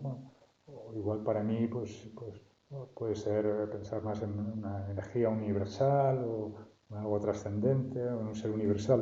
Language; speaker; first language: Spanish; native; Spanish